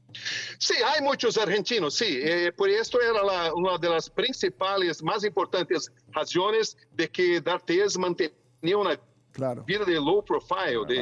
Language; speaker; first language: Spanish; non-native, fluent; Portuguese